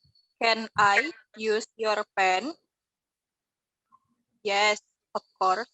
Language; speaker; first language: English; non-native, learner; Indonesian